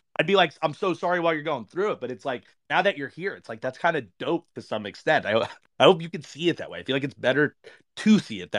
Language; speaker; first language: English; native; English